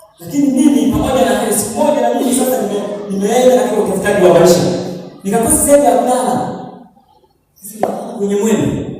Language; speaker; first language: Swahili; native; Swahili